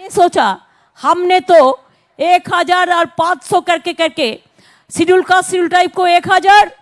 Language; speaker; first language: Hindi; non-native, local second language; Bangla